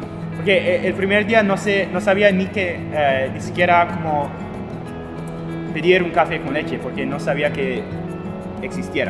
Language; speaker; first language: Spanish; non-native, fluent; English